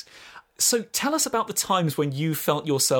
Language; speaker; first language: English; native; English